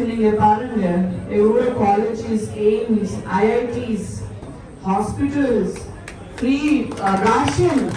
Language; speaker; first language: Tamil; non-native, fluent; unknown